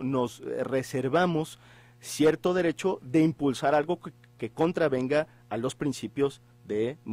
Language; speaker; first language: Spanish; native; Spanish